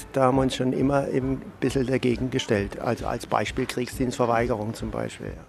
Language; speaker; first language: German; native; German